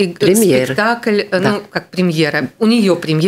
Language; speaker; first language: Russian; native; Russian